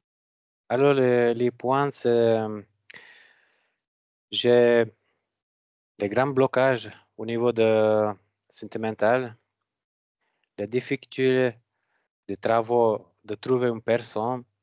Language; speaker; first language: French; non-native, learner; Macedonian